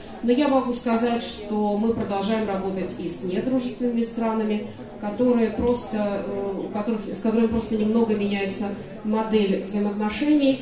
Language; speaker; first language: Russian; native; Russian